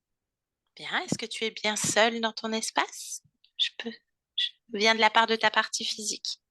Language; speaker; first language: French; native; French